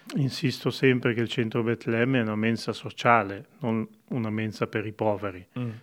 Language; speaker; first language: Italian; native; Italian